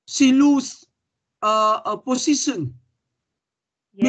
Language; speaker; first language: English; non-native, learner; Vietnamese